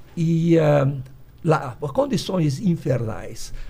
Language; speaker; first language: Portuguese; early bilingual, other home language; Hungarian